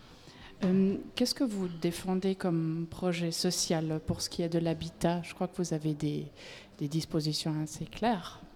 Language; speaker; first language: French; native; French